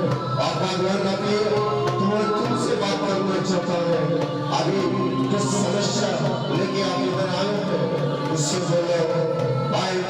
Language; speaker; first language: Hindi; non-native, local second language; Telugu